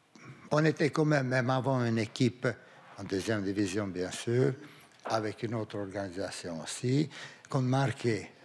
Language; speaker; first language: French; non-native, fluent; Romanian